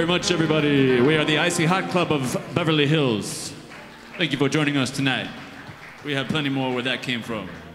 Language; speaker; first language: English; native; English